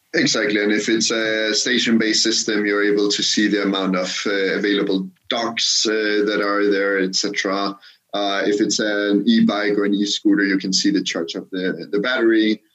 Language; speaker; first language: English; non-native, fluent; Danish